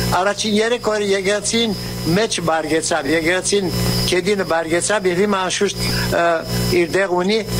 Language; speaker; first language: Armenian; early bilingual, heritage; Armenian